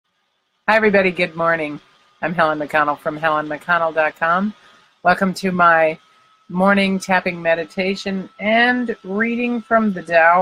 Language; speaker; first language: English; native; English